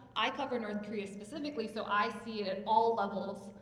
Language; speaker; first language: English; native; English